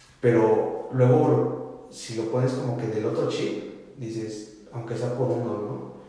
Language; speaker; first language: Spanish; native; Spanish